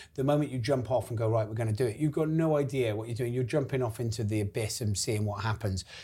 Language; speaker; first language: English; native; English